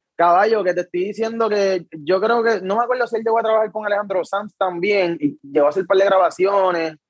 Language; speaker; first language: Spanish; native; Spanish